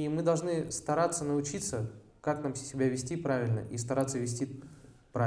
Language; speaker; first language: Russian; native; Russian